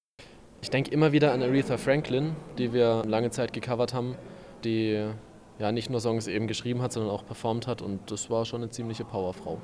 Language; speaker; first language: German; native; German